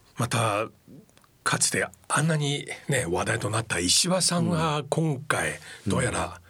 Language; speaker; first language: Japanese; non-native, fluent; Chinese